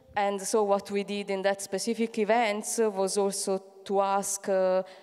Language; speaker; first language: English; non-native, fluent; Italian